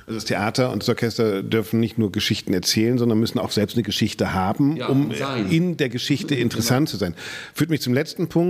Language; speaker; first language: German; native; German